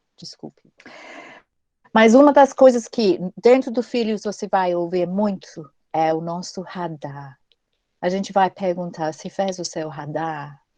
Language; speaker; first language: Portuguese; non-native, fluent; English